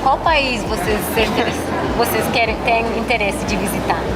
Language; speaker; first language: Portuguese; non-native, fluent; English